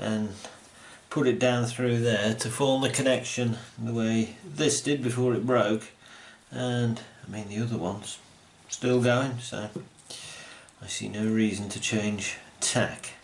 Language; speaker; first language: English; native; English